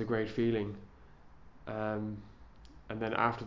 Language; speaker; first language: English; native; English